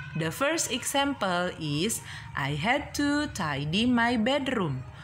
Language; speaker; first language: English; non-native, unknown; Indonesian